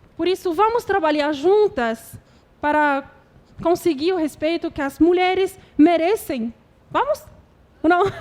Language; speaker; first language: Portuguese; non-native, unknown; Arabic